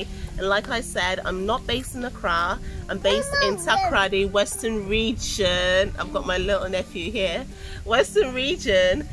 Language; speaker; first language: English; non-native, local second language; Akan